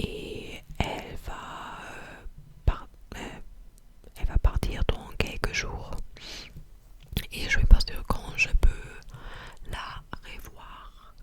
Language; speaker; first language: French; non-native, learner; English